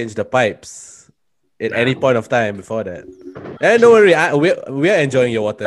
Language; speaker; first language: English; non-native, local second language; Malay